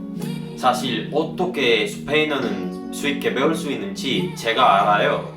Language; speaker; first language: Korean; non-native, learner; Spanish